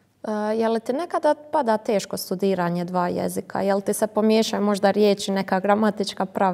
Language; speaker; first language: Croatian; native; Croatian